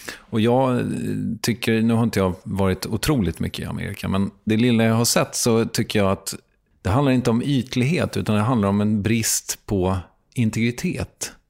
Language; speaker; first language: Swedish; native; Swedish